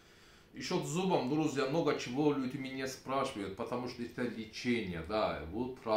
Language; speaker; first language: Russian; non-native, learner; Turkish